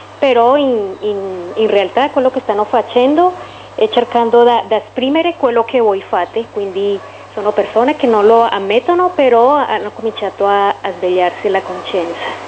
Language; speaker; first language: Italian; non-native, learner; Spanish